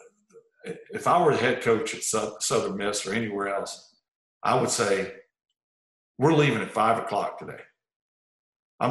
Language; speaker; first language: English; native; English